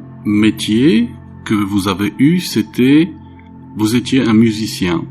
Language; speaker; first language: French; non-native, fluent; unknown